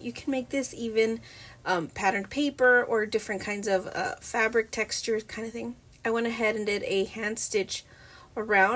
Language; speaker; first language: English; native; English